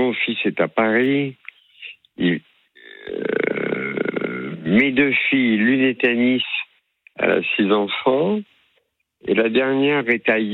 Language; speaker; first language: French; native; French